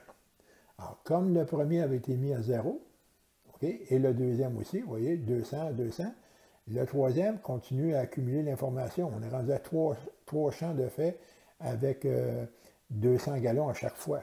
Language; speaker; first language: French; native; French